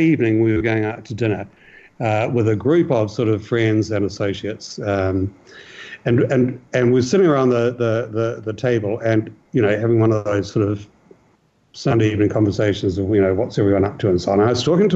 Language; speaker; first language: English; native; English